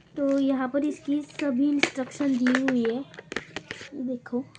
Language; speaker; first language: Hindi; non-native, local second language; Marathi